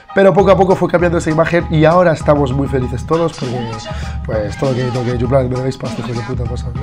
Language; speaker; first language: Spanish; early bilingual, other home language; Arabic